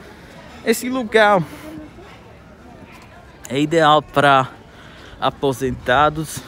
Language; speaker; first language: Portuguese; non-native, fluent; Italian